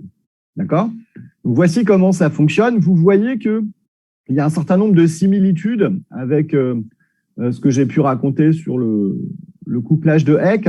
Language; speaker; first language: French; native; French